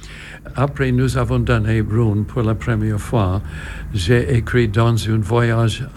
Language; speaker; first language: French; non-native, learner; English